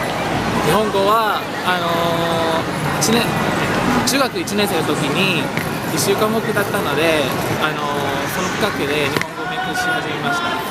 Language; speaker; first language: Japanese; non-native, fluent; English